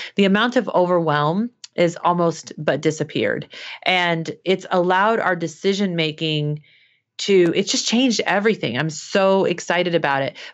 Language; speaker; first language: English; native; English